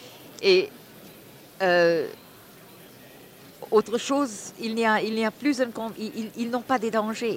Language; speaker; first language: French; non-native, fluent; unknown